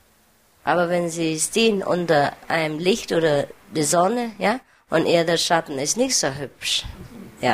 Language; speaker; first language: German; non-native, learner; Vietnamese